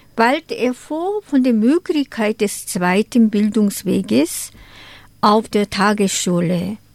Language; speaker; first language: German; non-native, fluent; Korean